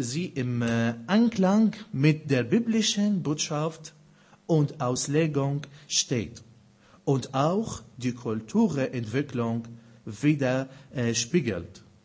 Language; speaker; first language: German; non-native, fluent; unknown